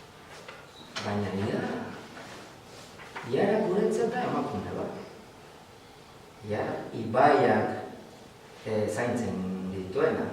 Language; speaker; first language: Basque; non-native, learner; Spanish